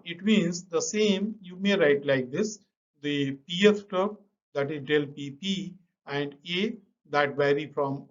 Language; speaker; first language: English; non-native, local second language; Hindi